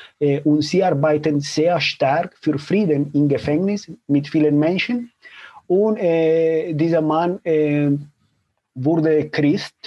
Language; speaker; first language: German; non-native, fluent; Spanish